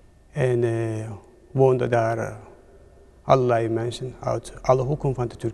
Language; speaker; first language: Dutch; non-native, fluent; Turkish